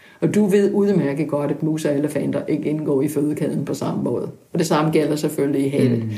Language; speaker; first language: Danish; non-native, fluent; English